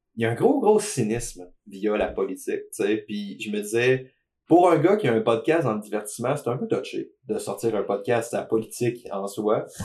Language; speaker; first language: French; native; French